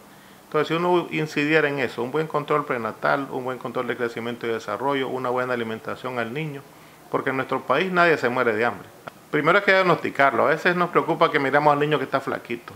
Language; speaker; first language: Spanish; native; Spanish